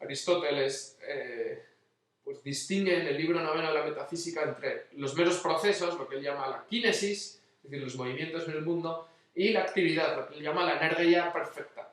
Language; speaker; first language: Spanish; native; Spanish